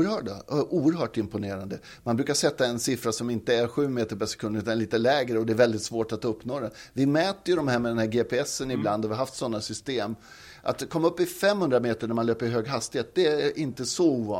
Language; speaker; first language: Swedish; native; Swedish